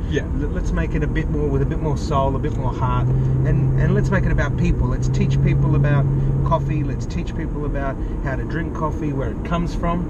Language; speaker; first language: English; native; English